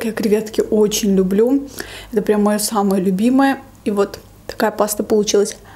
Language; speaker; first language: Russian; native; Russian